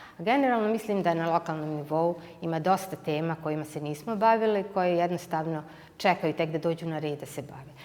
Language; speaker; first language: Bosnian; native; Bosnian